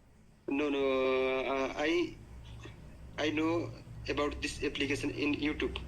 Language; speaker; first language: English; non-native, learner; Nepali